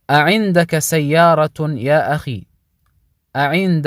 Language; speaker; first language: Arabic; non-native, fluent; English